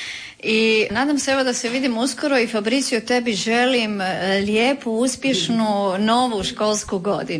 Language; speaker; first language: Serbian; native; Serbian